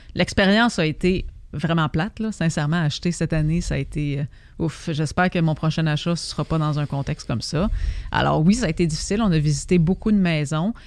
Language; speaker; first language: French; native; French